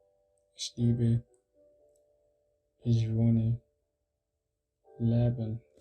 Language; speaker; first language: German; non-native, learner; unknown